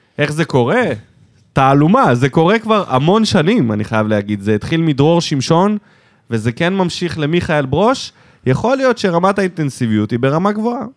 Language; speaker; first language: Hebrew; native; Hebrew